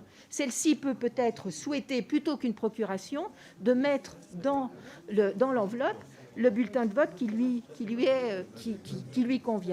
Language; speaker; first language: French; native; French